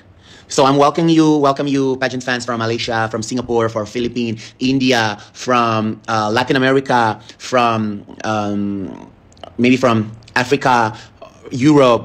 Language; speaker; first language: English; non-native, learner; Indonesian